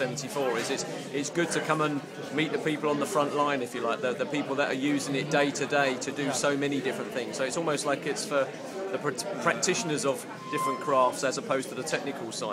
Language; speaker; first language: English; native; English